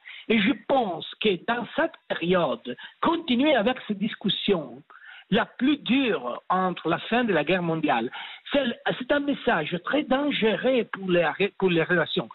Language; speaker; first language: French; non-native, fluent; Italian